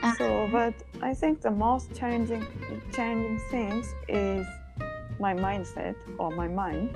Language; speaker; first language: English; non-native, learner; Japanese